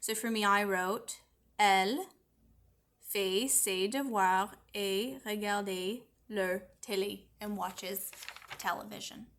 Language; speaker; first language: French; non-native, fluent; English